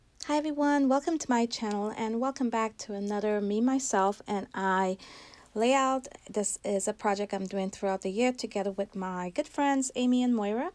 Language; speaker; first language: English; native; English